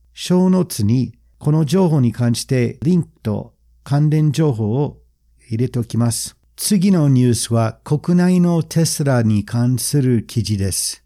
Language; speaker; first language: Japanese; non-native, fluent; English